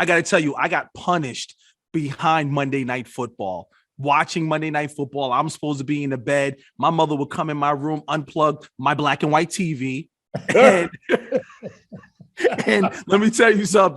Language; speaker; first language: English; native; English